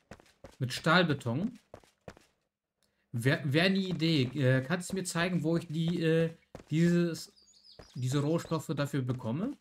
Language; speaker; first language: German; native; German